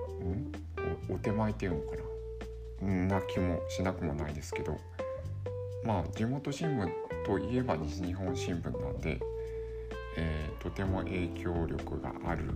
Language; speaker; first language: Japanese; native; Japanese